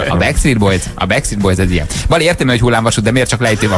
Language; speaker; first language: Hungarian; native; Hungarian